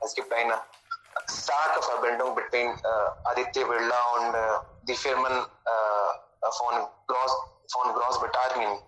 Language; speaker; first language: German; non-native, learner; Hindi